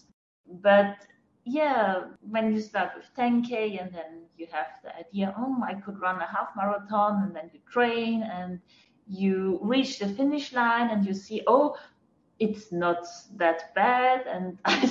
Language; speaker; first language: English; non-native, fluent; German